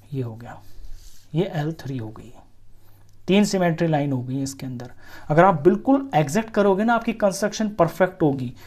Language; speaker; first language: Hindi; native; Hindi